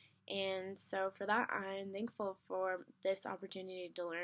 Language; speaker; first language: English; native; English